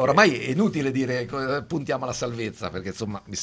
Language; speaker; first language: Italian; native; Italian